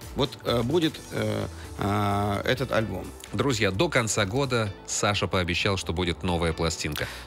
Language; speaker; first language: Russian; native; Russian